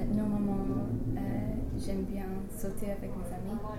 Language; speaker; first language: French; non-native, learner; English